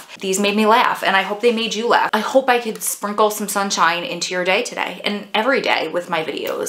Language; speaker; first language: English; native; English